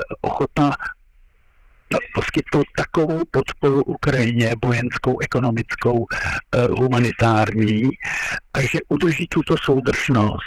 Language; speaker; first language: Czech; non-native, fluent; French